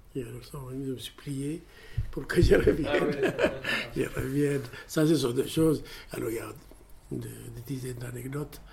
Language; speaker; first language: French; non-native, fluent; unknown